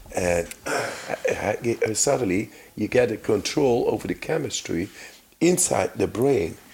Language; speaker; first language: English; non-native, fluent; Dutch